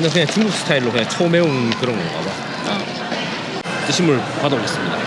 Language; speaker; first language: Korean; native; Korean